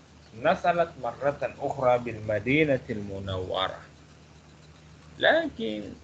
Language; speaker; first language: Arabic; non-native, fluent; Malay